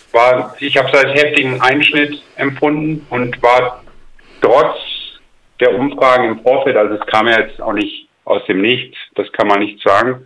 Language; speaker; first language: German; native; German